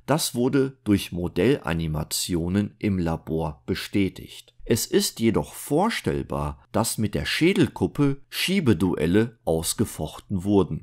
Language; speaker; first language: German; native; German